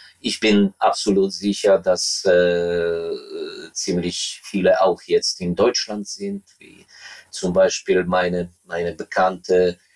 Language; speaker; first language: German; non-native, fluent; Ukrainian